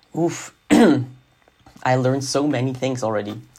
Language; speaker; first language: English; non-native, fluent; Dutch